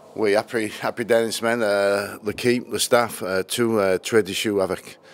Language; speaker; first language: French; non-native, learner; English